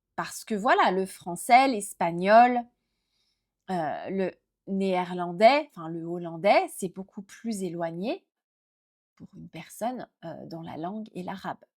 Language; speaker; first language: French; native; French